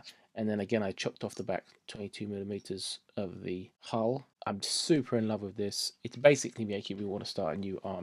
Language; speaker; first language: English; native; English